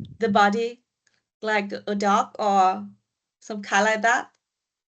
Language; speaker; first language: English; non-native, learner; Vietnamese